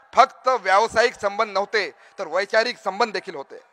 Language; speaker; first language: Marathi; non-native, local second language; Urdu